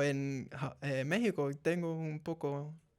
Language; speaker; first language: Spanish; early bilingual, heritage; English